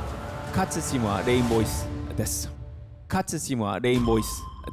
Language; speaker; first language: Japanese; non-native, fluent; Korean